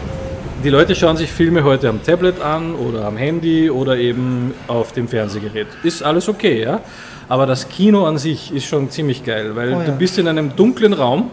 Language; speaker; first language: German; native; German